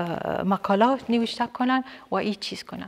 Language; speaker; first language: Persian; non-native, fluent; Arabic